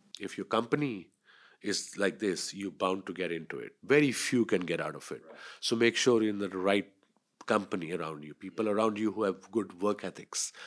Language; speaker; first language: English; non-native, local second language; Urdu